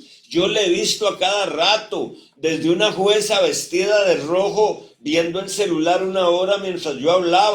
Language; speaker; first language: Spanish; native; Spanish